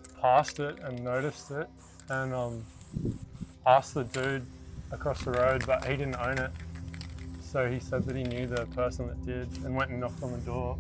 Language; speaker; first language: English; native; English